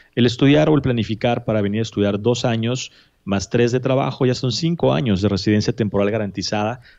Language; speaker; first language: Spanish; native; Spanish